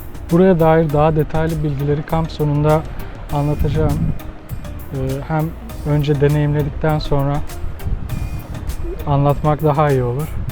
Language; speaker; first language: Turkish; native; Turkish